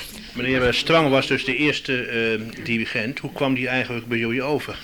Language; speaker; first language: Dutch; native; Dutch